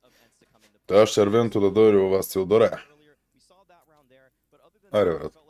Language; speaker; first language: Bulgarian; native; Bulgarian